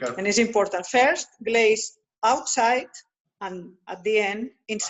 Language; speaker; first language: English; non-native, learner; Spanish